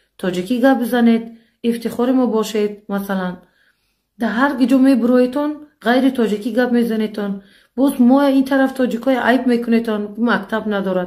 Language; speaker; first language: Tajik; native; Tajik